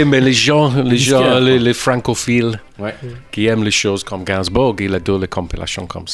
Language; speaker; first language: French; non-native, fluent; English